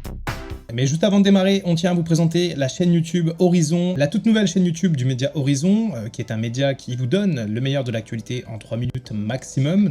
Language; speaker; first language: French; native; French